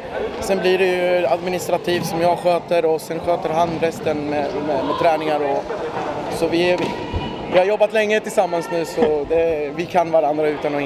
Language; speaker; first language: Swedish; native; Swedish